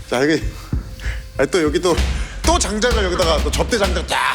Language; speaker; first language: Korean; native; Korean